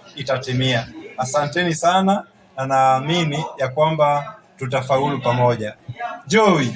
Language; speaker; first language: Swahili; non-native, local second language; Luo (Kenya and Tanzania)